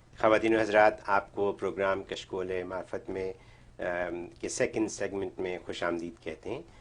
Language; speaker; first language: Urdu; native; Urdu